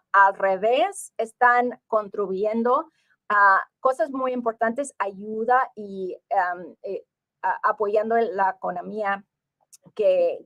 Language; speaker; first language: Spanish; early bilingual, heritage; English